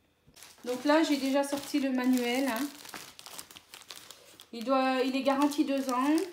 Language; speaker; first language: French; native; French